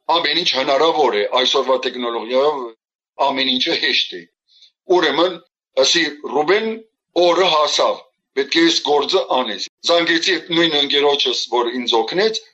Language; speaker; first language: Armenian; early bilingual, heritage; Armenian